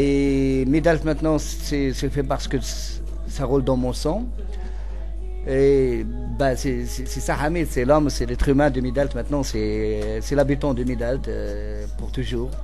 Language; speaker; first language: French; non-native, local second language; Central Atlas Tamazight